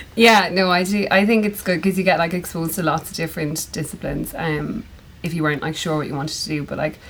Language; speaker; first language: English; native; English